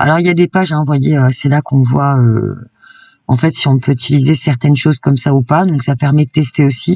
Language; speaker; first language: French; native; French